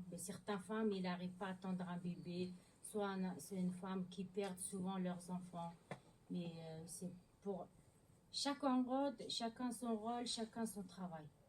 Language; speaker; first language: French; non-native, learner; Mongolian